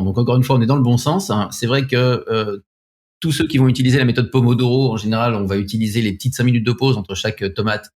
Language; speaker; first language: French; native; French